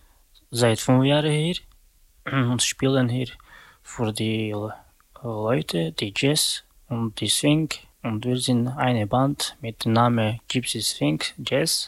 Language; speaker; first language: German; non-native, learner; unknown